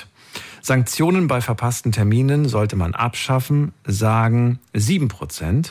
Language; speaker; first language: German; native; German